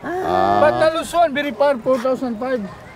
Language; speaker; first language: English; non-native, learner; Cebuano